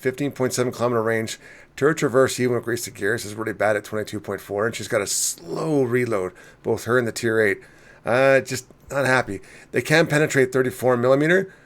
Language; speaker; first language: English; native; English